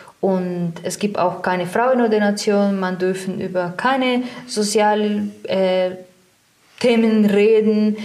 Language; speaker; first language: German; non-native, fluent; Spanish